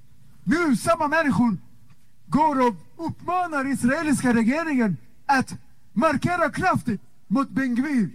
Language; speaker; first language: Swedish; non-native, fluent; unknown